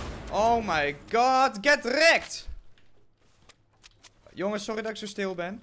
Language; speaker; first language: Dutch; native; Dutch